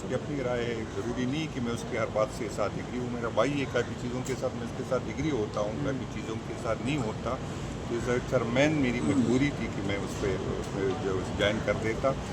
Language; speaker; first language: Urdu; non-native, local second language; Pashto